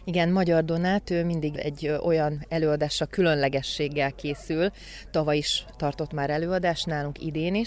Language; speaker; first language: Hungarian; native; Hungarian